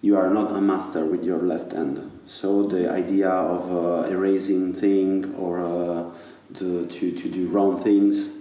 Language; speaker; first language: English; non-native, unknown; Italian